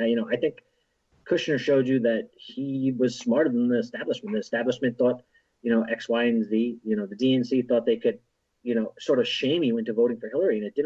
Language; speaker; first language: English; native; English